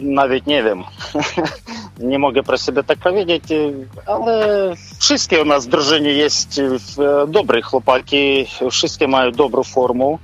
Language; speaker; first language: Polish; non-native, learner; Ukrainian